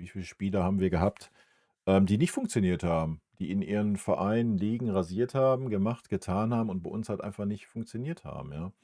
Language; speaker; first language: German; native; German